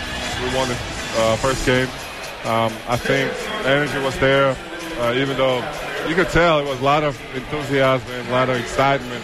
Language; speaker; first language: English; non-native, fluent; Georgian